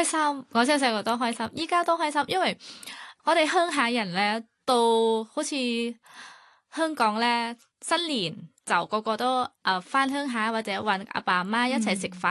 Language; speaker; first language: Cantonese; non-native, fluent; Thai